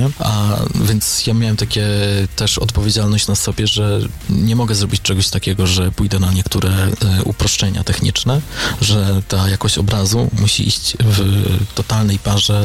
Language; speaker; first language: Polish; native; Polish